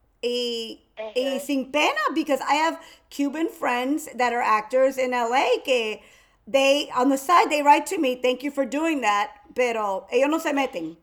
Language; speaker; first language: English; early bilingual, other home language; Spanish